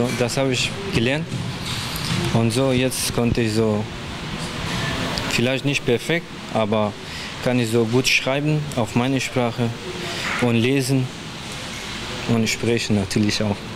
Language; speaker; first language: German; non-native, learner; Persian